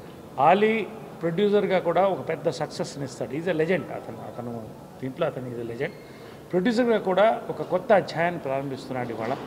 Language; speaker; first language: Telugu; native; Telugu